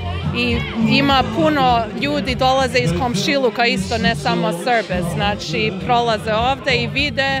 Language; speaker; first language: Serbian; early bilingual, heritage; Serbian